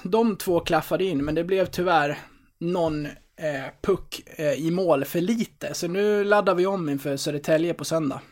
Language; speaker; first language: Swedish; native; Swedish